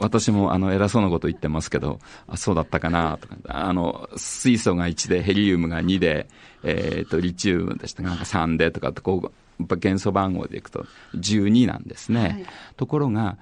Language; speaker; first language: Japanese; native; Japanese